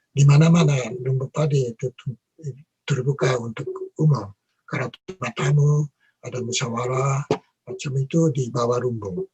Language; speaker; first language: Indonesian; non-native, learner; Japanese